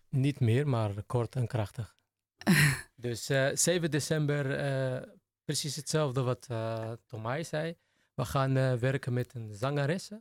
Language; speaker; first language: Dutch; non-native, learner; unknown